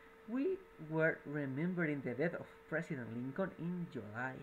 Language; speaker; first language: English; non-native, fluent; Spanish